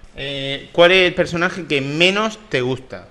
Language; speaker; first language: Spanish; native; Spanish